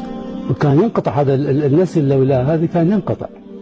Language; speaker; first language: Arabic; native; Arabic